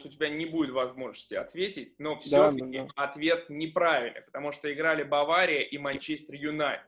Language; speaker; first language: Russian; native; Russian